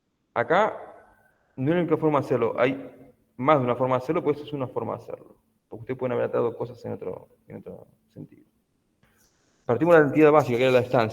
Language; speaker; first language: Spanish; native; Spanish